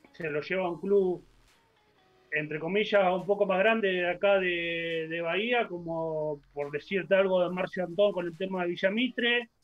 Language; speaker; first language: Spanish; native; Spanish